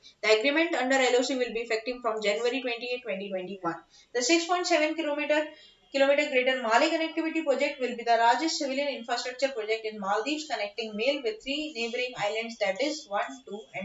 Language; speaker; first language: English; non-native, local second language; Hindi